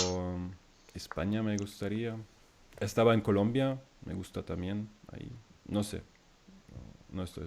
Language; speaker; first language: Spanish; non-native, fluent; German